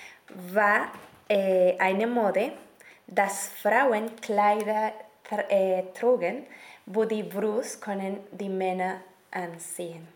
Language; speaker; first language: German; non-native, learner; Spanish